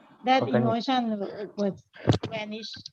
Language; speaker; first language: English; non-native, learner; Thai